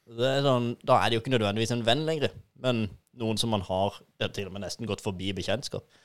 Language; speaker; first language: Norwegian; native; Norwegian